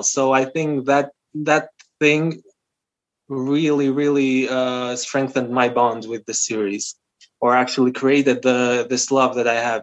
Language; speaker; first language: English; non-native, fluent; Albanian